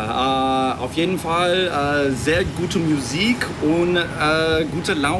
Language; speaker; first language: German; non-native, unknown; English